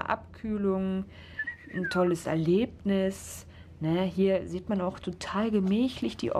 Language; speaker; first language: German; native; German